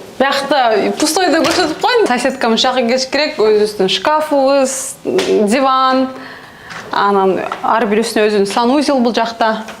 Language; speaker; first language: Kyrgyz; native; Kyrgyz